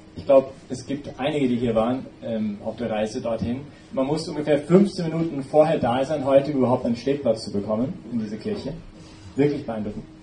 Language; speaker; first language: German; non-native, fluent; English